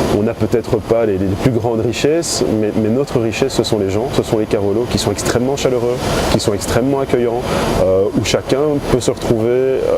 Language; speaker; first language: French; native; French